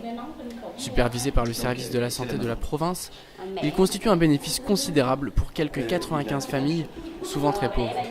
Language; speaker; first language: French; native; French